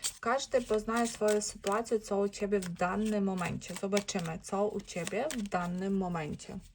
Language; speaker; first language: Polish; non-native, learner; Ukrainian